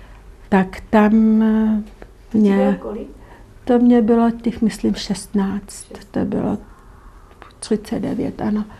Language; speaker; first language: Czech; non-native, local second language; German